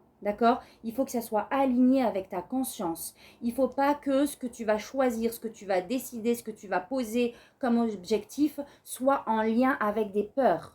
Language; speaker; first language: French; native; French